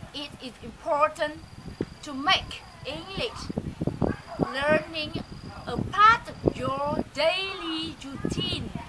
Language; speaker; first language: English; non-native, learner; Vietnamese